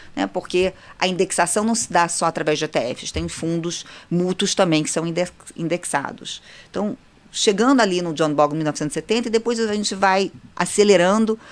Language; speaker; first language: Portuguese; native; Portuguese